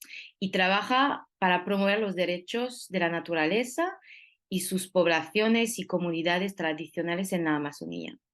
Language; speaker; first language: Spanish; non-native, fluent; French